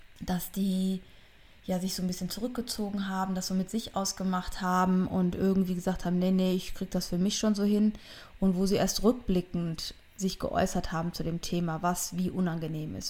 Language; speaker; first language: German; native; German